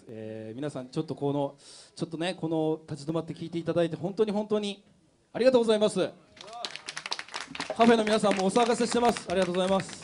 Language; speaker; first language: Japanese; native; Japanese